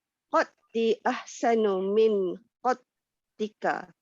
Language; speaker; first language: Arabic; non-native, learner; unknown